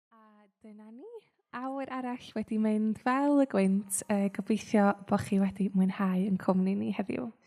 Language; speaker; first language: Welsh; native; Welsh